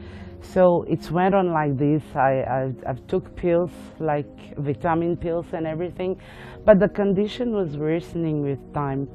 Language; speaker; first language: English; non-native, local second language; Morisyen